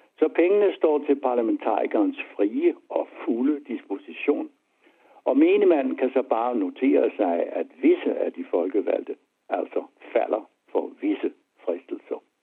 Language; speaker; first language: Danish; native; Danish